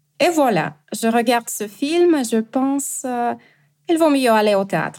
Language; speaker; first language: French; non-native, fluent; Russian